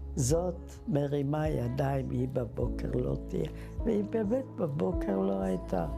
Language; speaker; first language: Hebrew; non-native, fluent; Czech